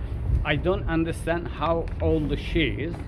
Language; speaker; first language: English; non-native, learner; Persian